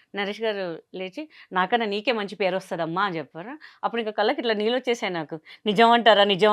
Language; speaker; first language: Telugu; non-native, local second language; Hindi